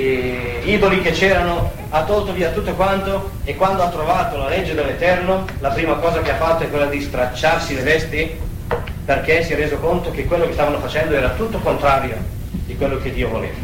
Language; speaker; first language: Italian; native; Italian